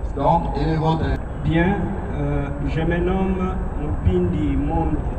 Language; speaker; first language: French; non-native, local second language; Lingala